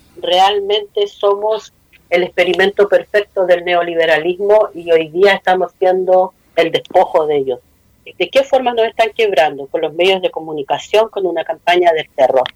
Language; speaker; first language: Spanish; non-native, local second language; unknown